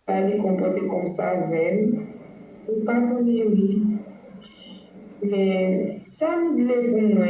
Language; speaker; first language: Haitian Creole; non-native, fluent; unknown